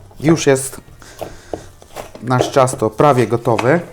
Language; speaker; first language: Polish; non-native, fluent; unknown